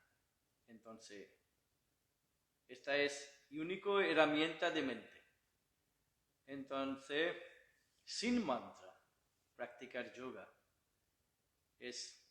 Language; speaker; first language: Spanish; non-native, learner; Bangla